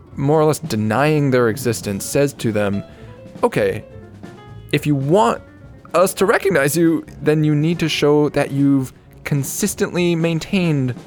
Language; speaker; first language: English; native; English